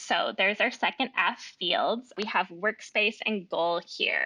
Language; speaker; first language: English; native; English